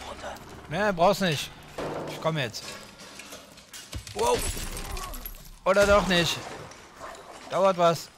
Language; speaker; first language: German; native; German